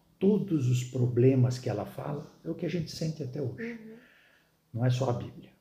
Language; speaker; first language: Portuguese; early bilingual, other home language; Arabic